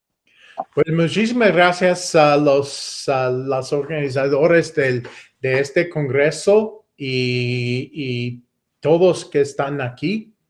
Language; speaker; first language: Spanish; non-native, fluent; English